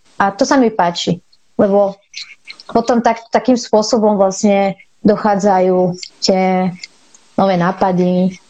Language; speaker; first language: Slovak; non-native, fluent; Arabic